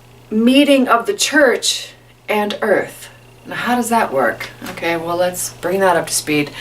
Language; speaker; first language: English; native; English